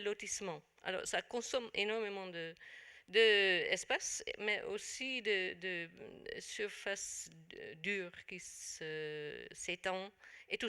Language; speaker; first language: French; non-native, fluent; Dutch